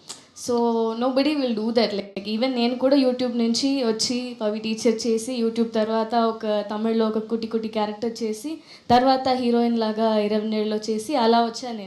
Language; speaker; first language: Telugu; non-native, fluent; Tamil